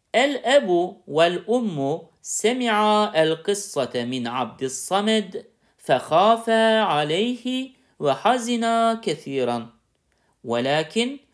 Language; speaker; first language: Arabic; non-native, fluent; Turkish